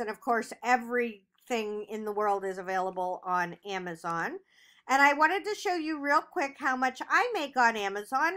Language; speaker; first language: English; native; English